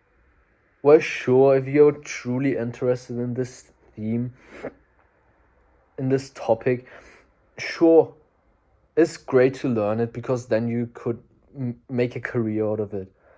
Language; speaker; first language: English; non-native, fluent; German